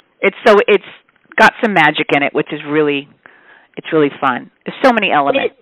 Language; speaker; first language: English; native; English